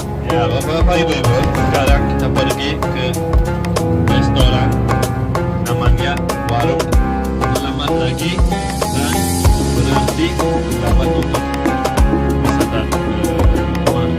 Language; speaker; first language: Indonesian; non-native, learner; Turkish